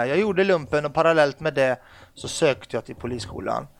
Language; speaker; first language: Swedish; early bilingual, other home language; Arabic